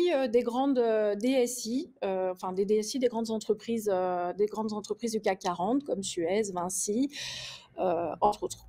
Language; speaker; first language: French; native; French